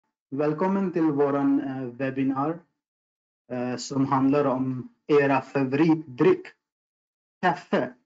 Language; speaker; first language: Swedish; non-native, fluent; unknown